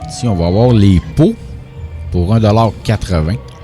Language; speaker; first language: French; native; French